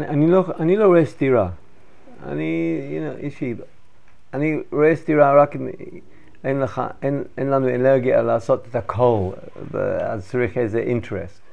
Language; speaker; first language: Hebrew; non-native, learner; English